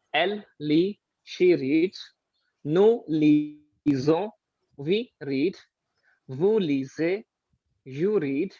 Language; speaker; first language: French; non-native, learner; Hindi